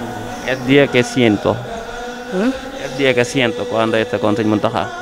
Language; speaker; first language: Spanish; non-native, learner; Wolof